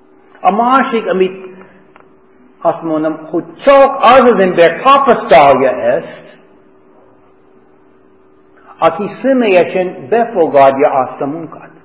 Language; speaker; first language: Hungarian; non-native, fluent; English